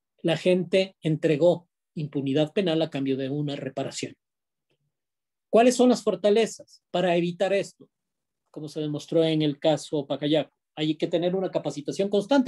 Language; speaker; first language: Spanish; native; Spanish